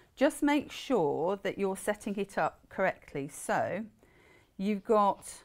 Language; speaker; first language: English; native; English